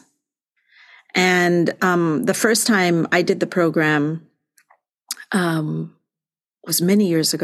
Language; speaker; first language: English; non-native, local second language; Malay